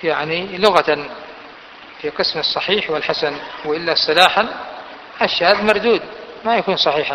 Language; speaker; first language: Arabic; native; Arabic